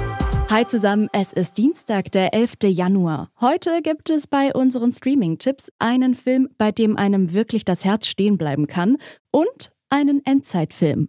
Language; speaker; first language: German; native; German